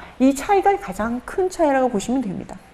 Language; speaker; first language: Korean; native; Korean